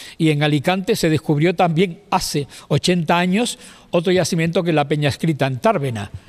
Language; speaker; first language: Spanish; native; Spanish